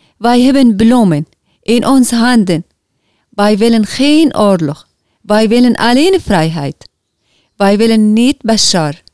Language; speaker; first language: Dutch; non-native, learner; Arabic